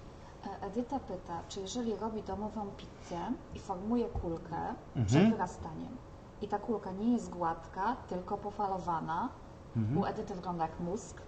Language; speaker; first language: Polish; native; Polish